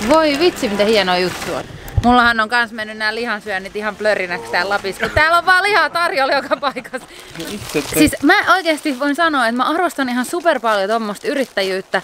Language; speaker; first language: Finnish; native; Finnish